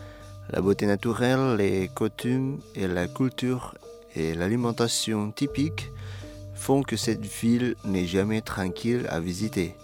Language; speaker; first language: French; non-native, fluent; Indonesian